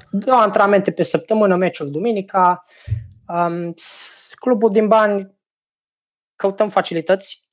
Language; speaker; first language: Romanian; native; Romanian